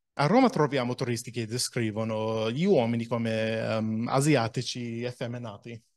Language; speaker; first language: Italian; non-native, fluent; English